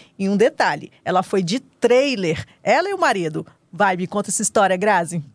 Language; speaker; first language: Portuguese; native; Portuguese